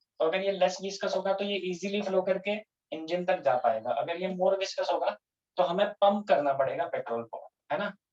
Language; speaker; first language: Hindi; non-native, local second language; Gujarati